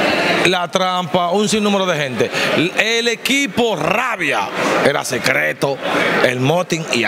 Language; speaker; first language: Spanish; native; Spanish